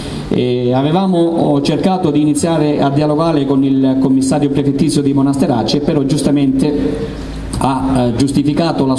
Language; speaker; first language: Italian; native; Italian